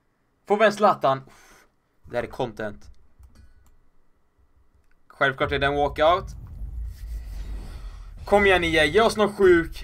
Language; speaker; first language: Swedish; native; Swedish